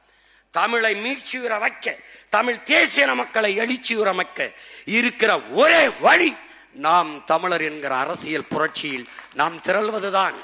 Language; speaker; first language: Tamil; native; Tamil